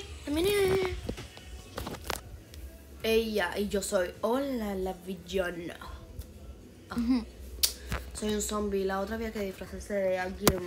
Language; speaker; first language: Spanish; early bilingual, heritage; Spanish